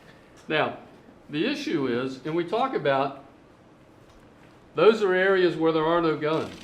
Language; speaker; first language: English; native; English